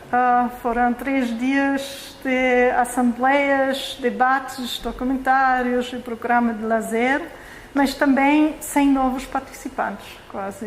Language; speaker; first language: Portuguese; non-native, fluent; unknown